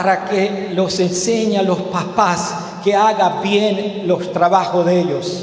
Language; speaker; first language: Spanish; non-native, learner; Romanian